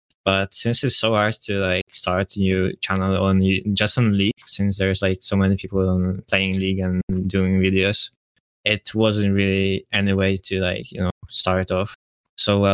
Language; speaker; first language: English; non-native, fluent; Polish